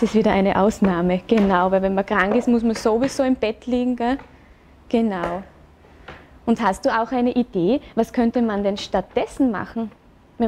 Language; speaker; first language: German; native; German